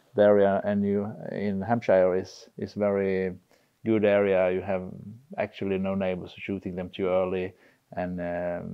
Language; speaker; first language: English; non-native, fluent; Swedish